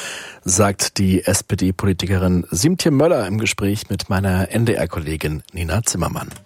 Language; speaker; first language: German; native; German